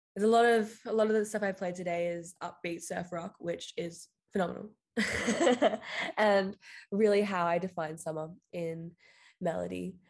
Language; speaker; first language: English; native; English